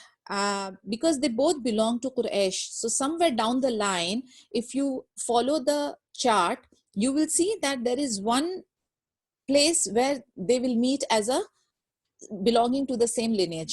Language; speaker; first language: English; non-native, local second language; Urdu